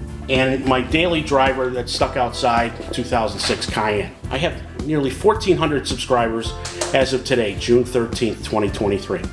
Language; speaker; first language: English; native; English